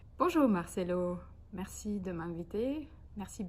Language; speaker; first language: French; non-native, fluent; Slovenian